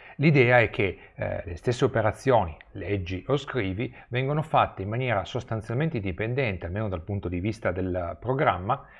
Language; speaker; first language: Italian; native; Italian